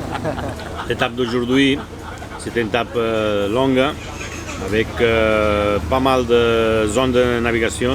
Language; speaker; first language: French; non-native, fluent; Italian